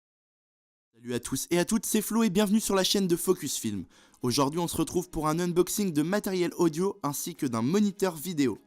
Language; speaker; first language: French; native; French